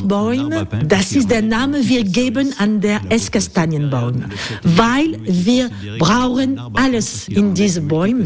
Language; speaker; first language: German; non-native, learner; French